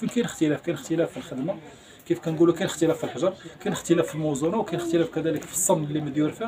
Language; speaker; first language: Arabic; native; Arabic